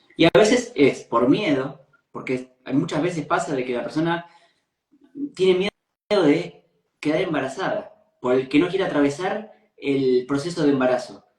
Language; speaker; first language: Spanish; native; Spanish